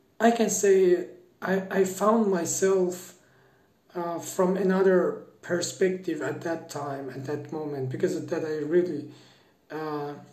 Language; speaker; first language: English; non-native, fluent; Persian